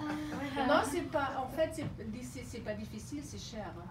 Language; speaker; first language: French; non-native, fluent; German